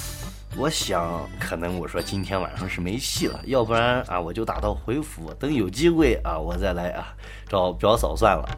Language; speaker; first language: Chinese; native; Chinese